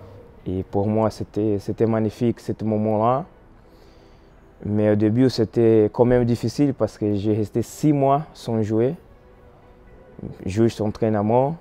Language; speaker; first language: French; non-native, fluent; Portuguese